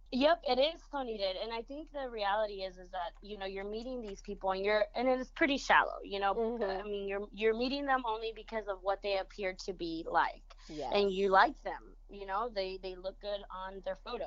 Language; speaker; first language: English; early bilingual, other home language; Spanish